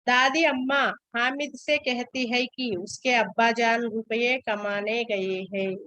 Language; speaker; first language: Hindi; non-native, local second language; Telugu